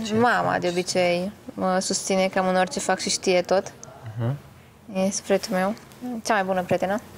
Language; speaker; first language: Romanian; non-native, local second language; Hungarian